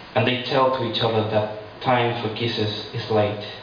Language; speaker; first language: English; non-native, fluent; Spanish